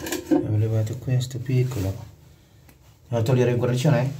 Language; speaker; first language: Italian; non-native, learner; Filipino